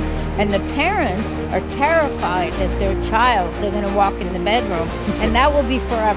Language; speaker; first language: English; native; English